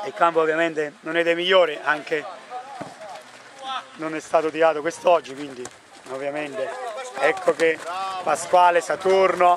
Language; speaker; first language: Italian; native; Italian